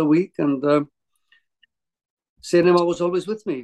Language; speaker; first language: English; non-native, fluent; Icelandic